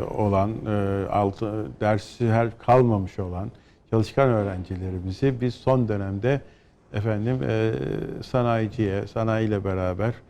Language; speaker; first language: Turkish; native; Turkish